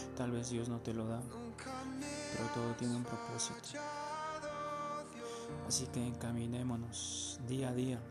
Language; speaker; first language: Spanish; native; Spanish